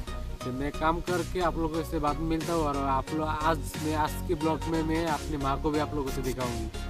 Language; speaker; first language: Hindi; non-native, local second language; Bangla